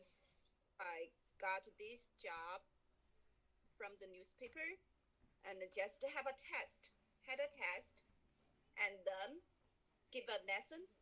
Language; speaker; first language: English; non-native, learner; Chinese